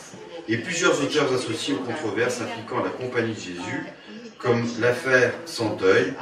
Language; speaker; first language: French; native; French